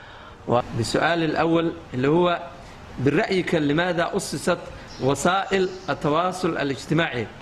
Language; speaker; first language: Arabic; non-native, learner; Somali